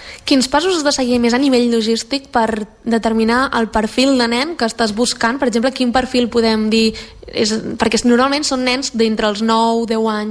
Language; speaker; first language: Catalan; native; Catalan